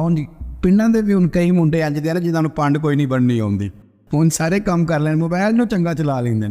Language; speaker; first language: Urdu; non-native, local second language; Punjabi